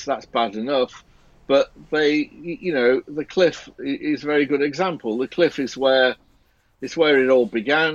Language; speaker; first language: English; native; English